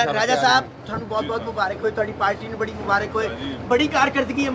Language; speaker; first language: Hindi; non-native, local second language; Punjabi